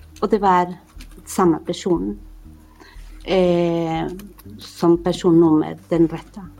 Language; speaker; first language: Swedish; non-native, fluent; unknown